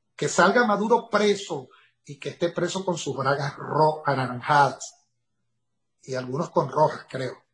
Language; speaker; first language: Spanish; native; Spanish